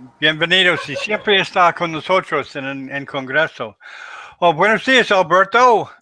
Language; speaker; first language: Spanish; non-native, learner; English